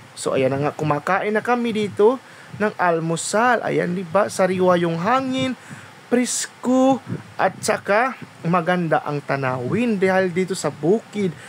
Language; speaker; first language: Filipino; non-native, local second language; Waray